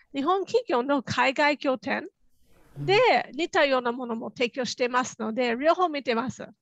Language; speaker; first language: Japanese; non-native, fluent; English